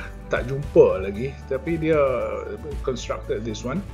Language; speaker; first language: English; non-native, local second language; Malay